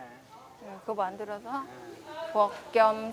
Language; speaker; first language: Korean; non-native, fluent; Vietnamese